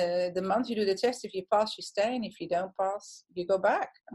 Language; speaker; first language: English; non-native, fluent; Dutch